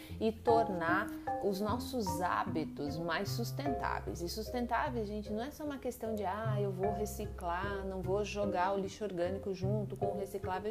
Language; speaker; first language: Portuguese; native; Portuguese